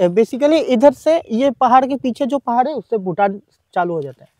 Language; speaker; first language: Hindi; non-native, local second language; Bangla